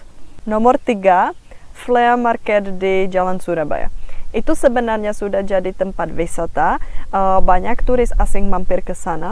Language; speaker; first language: Indonesian; non-native, fluent; Czech